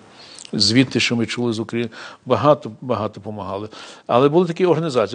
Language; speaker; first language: Ukrainian; early bilingual, heritage; English